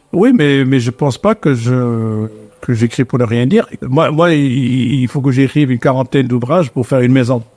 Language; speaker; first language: French; non-native, local second language; Arabic